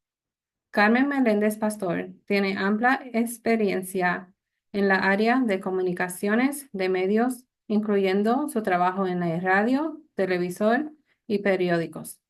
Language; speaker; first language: Spanish; early bilingual, heritage; Spanish